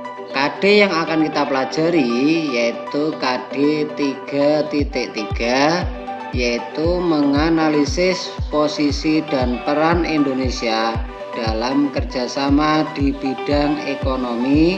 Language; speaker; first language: Indonesian; native; Indonesian